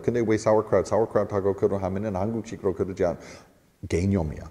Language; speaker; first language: Korean; non-native, fluent; English